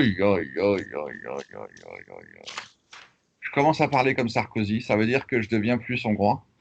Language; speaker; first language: French; native; French